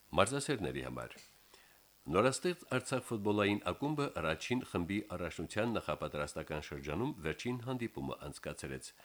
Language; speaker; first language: Armenian; native; Armenian